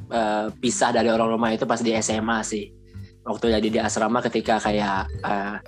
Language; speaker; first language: Indonesian; native; Indonesian